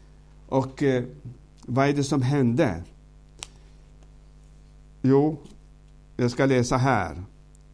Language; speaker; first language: Swedish; non-native, fluent; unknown